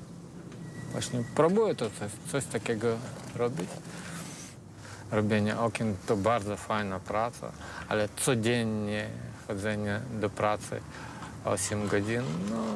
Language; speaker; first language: Polish; non-native, learner; Russian